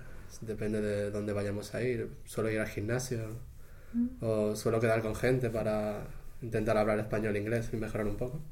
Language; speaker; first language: Spanish; native; Spanish